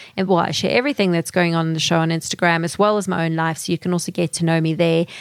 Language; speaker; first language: English; native; English